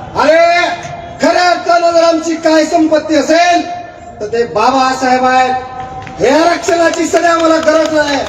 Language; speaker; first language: Marathi; native; Marathi